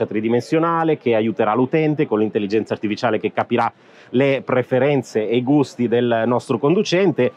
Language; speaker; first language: Italian; native; Italian